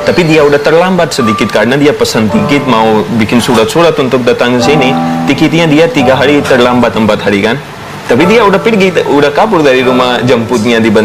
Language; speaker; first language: Indonesian; non-native, fluent; Hindi